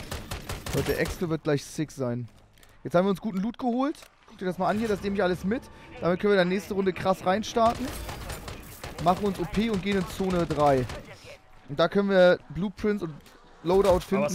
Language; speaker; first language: German; native; German